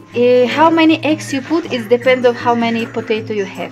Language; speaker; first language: English; non-native, learner; Russian